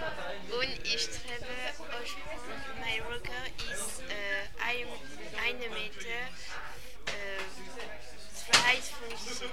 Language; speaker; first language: German; non-native, learner; French